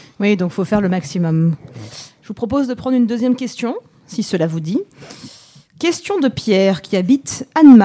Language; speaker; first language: French; native; French